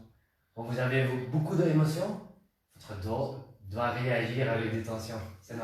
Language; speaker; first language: French; non-native, learner; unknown